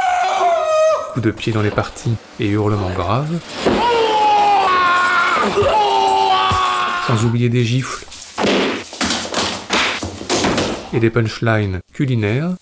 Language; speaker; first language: French; native; French